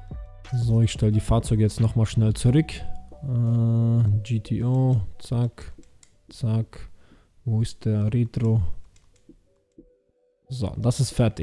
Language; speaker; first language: German; native; German